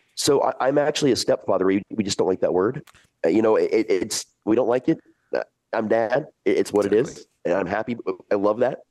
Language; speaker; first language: English; early bilingual, other home language; Italian